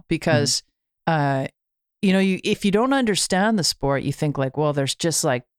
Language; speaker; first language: English; native; English